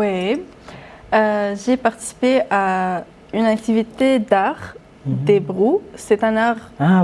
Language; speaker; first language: French; non-native, local second language; Arabic